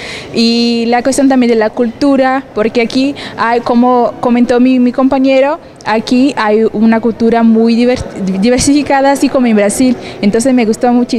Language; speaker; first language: Spanish; non-native, fluent; Portuguese